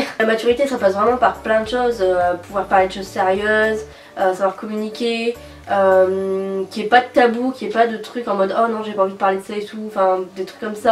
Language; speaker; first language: French; native; French